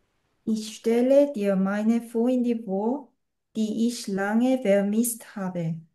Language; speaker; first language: German; non-native, learner; Korean